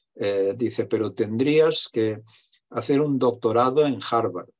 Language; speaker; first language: Spanish; native; Spanish